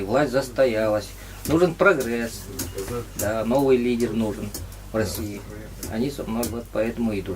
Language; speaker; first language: Russian; native; Russian